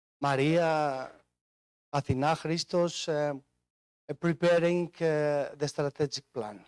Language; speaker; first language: English; non-native, fluent; Greek